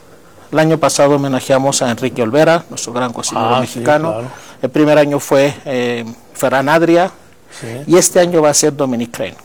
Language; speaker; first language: Spanish; non-native, fluent; Greek